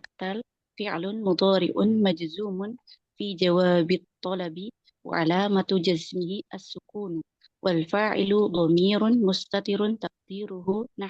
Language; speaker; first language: Arabic; non-native, learner; Indonesian